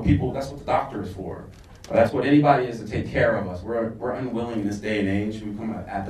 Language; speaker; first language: English; native; English